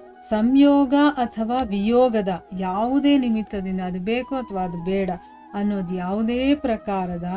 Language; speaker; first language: Kannada; native; Kannada